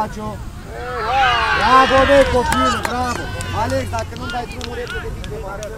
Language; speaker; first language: Romanian; native; Romanian